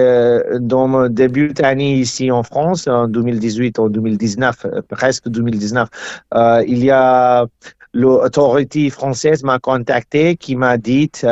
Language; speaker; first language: French; non-native, learner; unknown